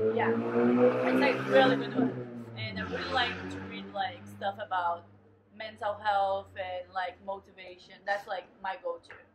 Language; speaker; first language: English; non-native, fluent; Portuguese